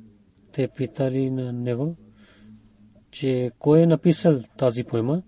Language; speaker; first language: Bulgarian; non-native, fluent; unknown